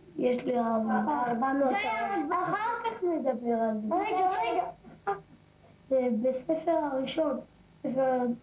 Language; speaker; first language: Hebrew; native; Hebrew